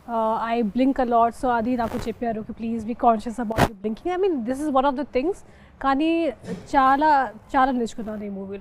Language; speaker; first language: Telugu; non-native, local second language; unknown